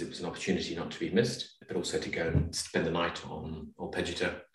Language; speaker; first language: English; native; English